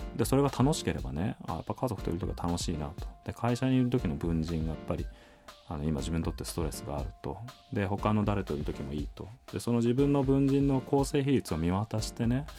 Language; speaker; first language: Japanese; native; Japanese